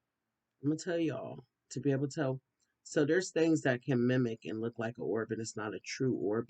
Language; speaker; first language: English; native; English